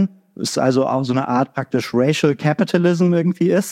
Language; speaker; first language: German; native; German